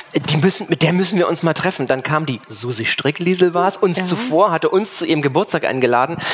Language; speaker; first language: German; native; German